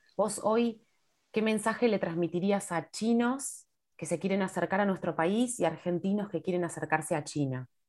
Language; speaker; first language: Spanish; native; Spanish